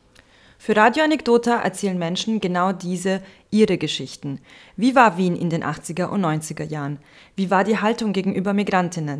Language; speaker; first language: German; early bilingual, other home language; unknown